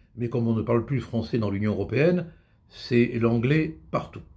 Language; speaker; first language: French; native; French